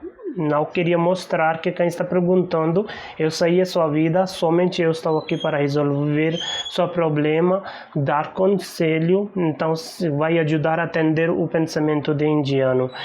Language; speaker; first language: Portuguese; non-native, learner; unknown